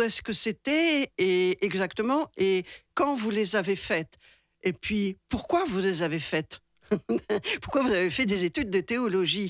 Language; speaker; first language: French; native; French